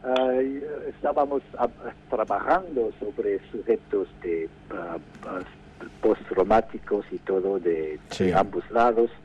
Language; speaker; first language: Spanish; non-native, fluent; English